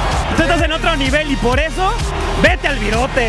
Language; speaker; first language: Spanish; native; Spanish